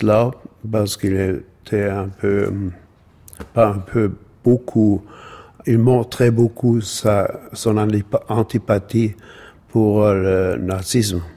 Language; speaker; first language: French; non-native, fluent; German